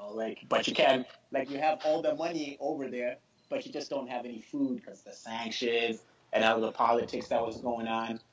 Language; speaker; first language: English; non-native, local second language; Shona